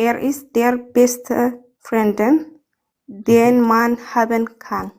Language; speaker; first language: German; non-native, learner; Amharic